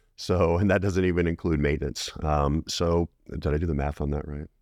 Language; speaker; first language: English; native; English